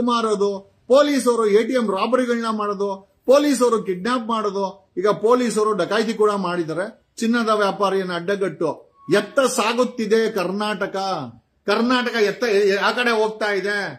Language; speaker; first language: Kannada; native; Kannada